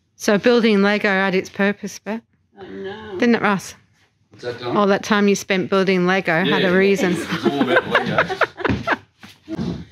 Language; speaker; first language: English; native; English